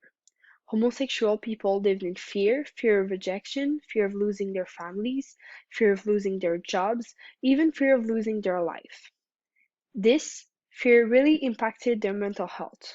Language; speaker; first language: English; non-native, local second language; French